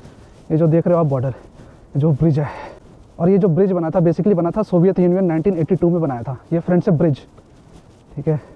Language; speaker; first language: Hindi; native; Hindi